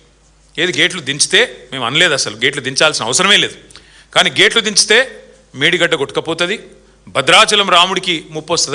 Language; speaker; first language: Telugu; native; Telugu